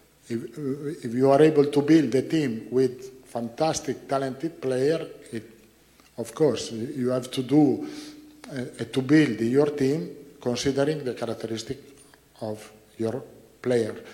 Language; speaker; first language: English; non-native, fluent; Italian